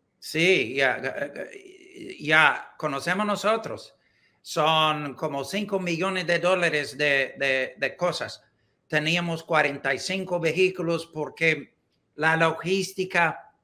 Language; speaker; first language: Spanish; non-native, learner; English